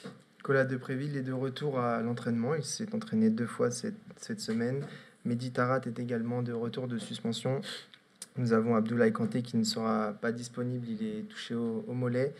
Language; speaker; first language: French; native; French